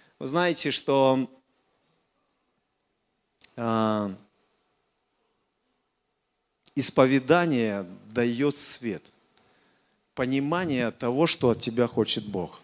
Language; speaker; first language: Russian; native; Russian